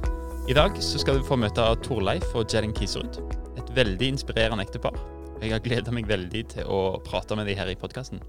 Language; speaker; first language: Norwegian; native; Norwegian